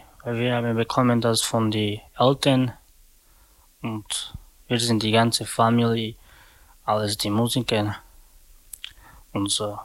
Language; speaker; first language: German; non-native, learner; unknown